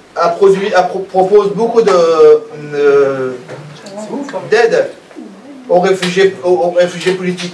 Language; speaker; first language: French; non-native, fluent; Persian